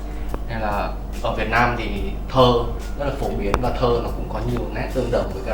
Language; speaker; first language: Vietnamese; native; Vietnamese